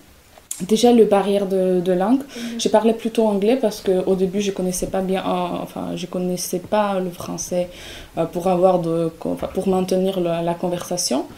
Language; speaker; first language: French; non-native, fluent; Georgian